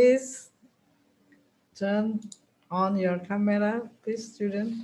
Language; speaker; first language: English; non-native, local second language; Indonesian